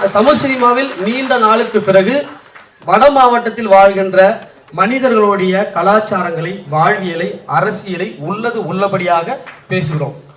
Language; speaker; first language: Tamil; native; Tamil